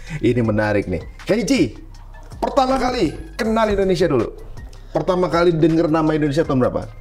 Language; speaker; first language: Indonesian; native; Indonesian